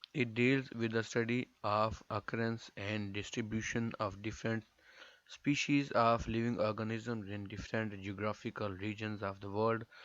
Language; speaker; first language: English; non-native, local second language; Urdu